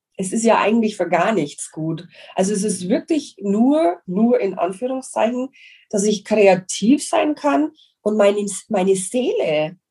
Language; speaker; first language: German; non-native, fluent; English